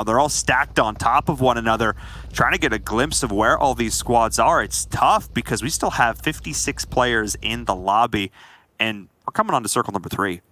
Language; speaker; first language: English; native; English